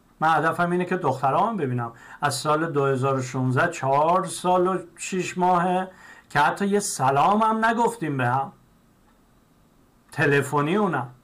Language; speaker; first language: Persian; native; Persian